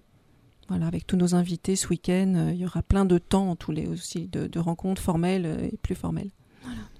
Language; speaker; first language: French; native; French